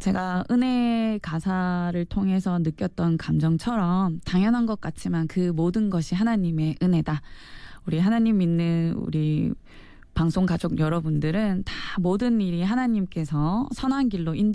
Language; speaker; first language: Korean; native; Korean